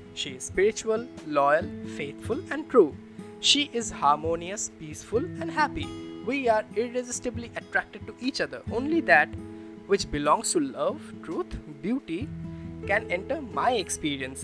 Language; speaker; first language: English; non-native, local second language; Bangla